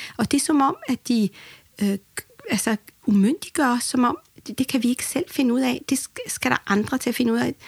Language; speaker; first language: Danish; early bilingual, other home language; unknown